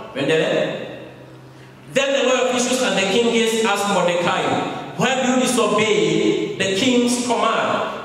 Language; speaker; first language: English; non-native, local second language; Kikuyu